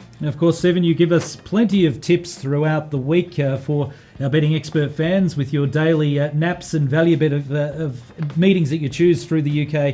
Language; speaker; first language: English; native; English